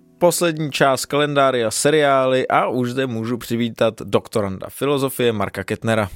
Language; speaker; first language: Czech; native; Czech